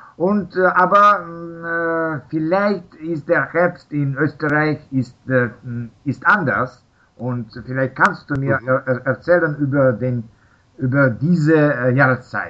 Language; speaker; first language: German; non-native, learner; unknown